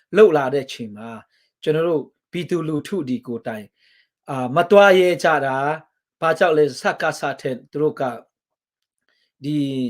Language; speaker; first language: Burmese; non-native, local second language; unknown